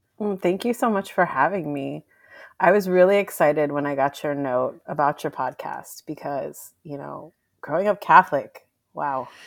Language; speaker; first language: English; early bilingual, other home language; Spanish